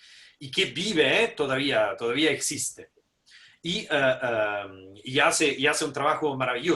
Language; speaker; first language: Spanish; non-native, fluent; Italian